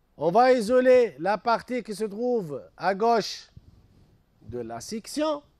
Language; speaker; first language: French; non-native, local second language; Arabic